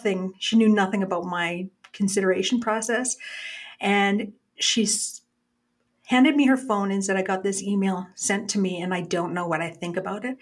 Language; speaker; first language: English; native; English